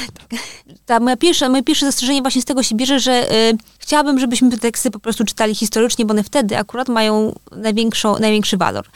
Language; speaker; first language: Polish; native; Polish